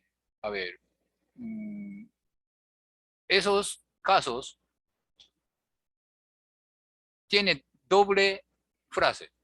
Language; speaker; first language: Spanish; non-native, fluent; Japanese